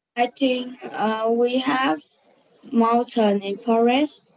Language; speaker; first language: English; non-native, learner; Vietnamese